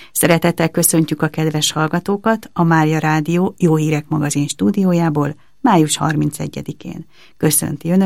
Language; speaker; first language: Hungarian; native; Hungarian